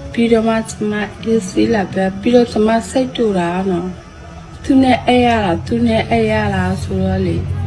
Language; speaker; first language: Burmese; non-native, local second language; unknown